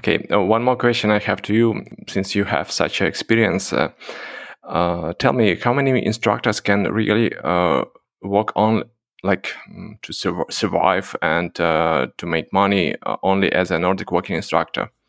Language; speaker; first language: English; non-native, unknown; Russian